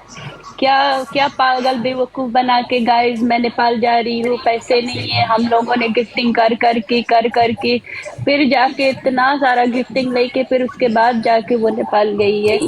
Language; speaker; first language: Hindi; native; Hindi